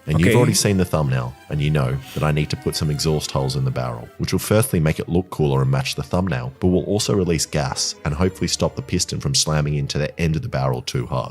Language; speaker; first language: English; native; English